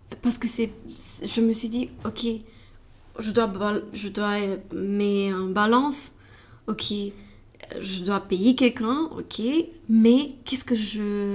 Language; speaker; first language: French; non-native, learner; Romanian